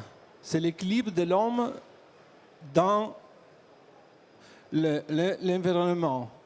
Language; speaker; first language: French; non-native, learner; Italian